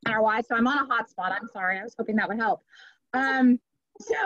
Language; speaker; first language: English; native; English